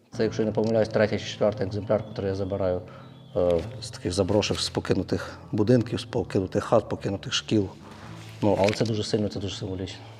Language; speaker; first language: Ukrainian; native; Ukrainian